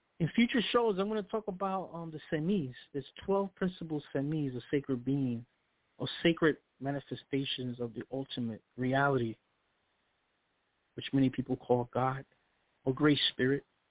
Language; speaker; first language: English; early bilingual, other home language; Spanish